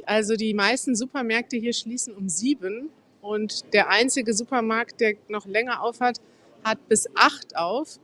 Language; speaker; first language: German; native; German